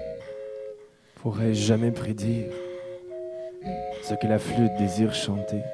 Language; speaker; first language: French; native; French